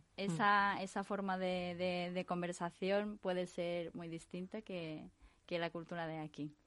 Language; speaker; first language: Spanish; non-native, fluent; Japanese